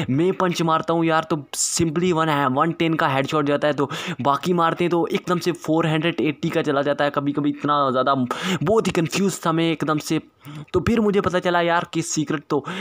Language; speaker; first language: Hindi; native; Hindi